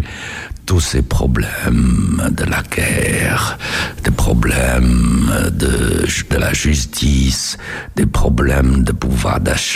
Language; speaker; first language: French; non-native, fluent; Chinese